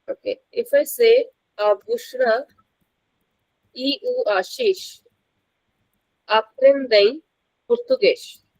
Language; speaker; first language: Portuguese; non-native, fluent; Hindi